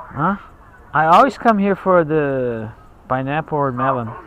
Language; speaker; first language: English; non-native, fluent; Portuguese